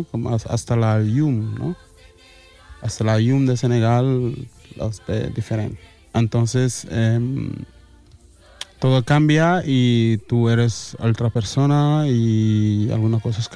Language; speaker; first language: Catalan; early bilingual, other home language; Wolof